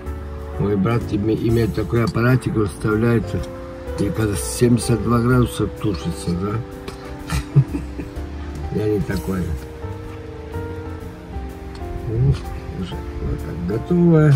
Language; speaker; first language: Russian; early bilingual, heritage; Russian